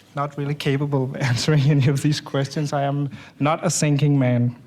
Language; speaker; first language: English; non-native, fluent; Danish